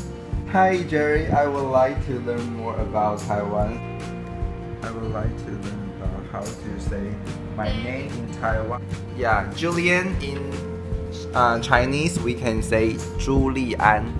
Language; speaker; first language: English; non-native, learner; Chinese